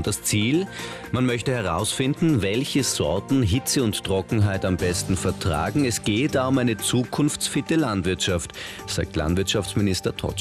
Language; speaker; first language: German; native; German